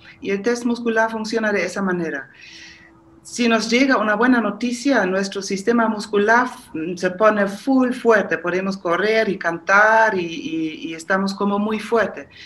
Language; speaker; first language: Spanish; non-native, fluent; German